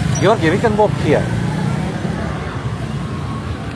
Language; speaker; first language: English; non-native, learner; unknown